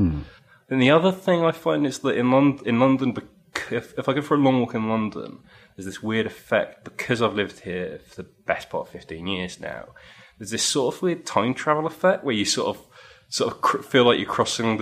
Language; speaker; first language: English; native; English